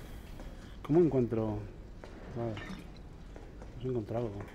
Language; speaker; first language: Spanish; native; Spanish